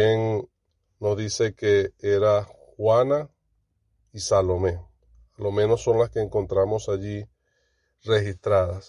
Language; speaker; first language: Spanish; native; Spanish